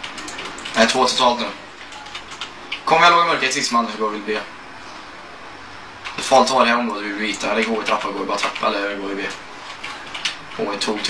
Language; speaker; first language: Swedish; native; Swedish